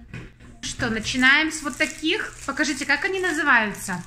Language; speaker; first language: Russian; native; Russian